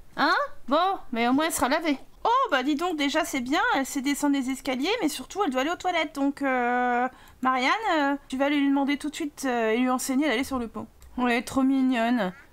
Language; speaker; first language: French; native; French